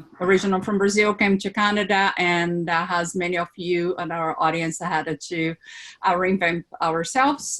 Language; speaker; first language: English; non-native, fluent; Portuguese